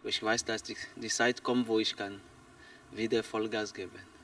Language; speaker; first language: German; non-native, learner; French